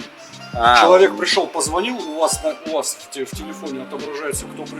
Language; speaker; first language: Russian; native; Russian